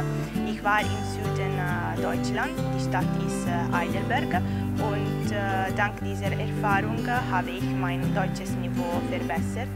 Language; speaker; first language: German; non-native, learner; Italian